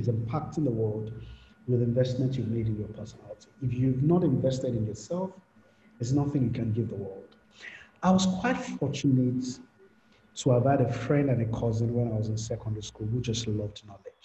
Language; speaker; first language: English; non-native, local second language; Yoruba